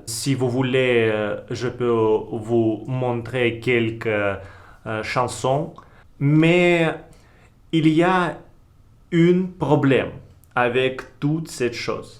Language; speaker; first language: French; non-native, learner; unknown